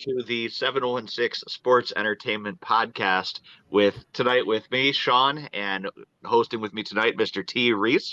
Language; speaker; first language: English; native; English